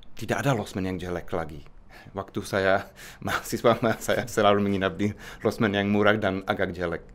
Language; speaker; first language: Indonesian; non-native, fluent; Czech